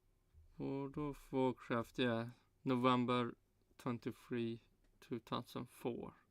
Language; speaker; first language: English; non-native, fluent; Swedish